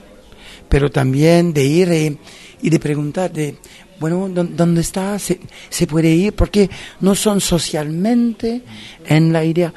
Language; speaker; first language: Spanish; non-native, fluent; French